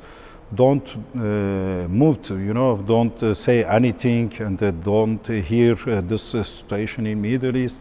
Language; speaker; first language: English; non-native, learner; Turkish